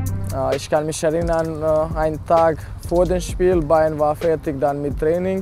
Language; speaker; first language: German; non-native, fluent; Serbian